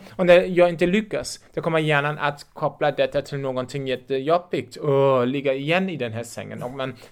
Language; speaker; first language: Swedish; non-native, fluent; German